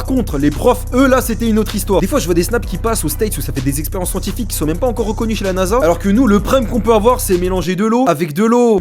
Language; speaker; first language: French; native; French